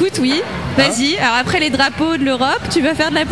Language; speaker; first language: French; native; French